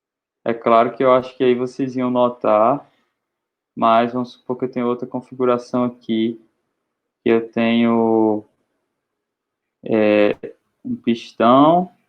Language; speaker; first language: Portuguese; native; Portuguese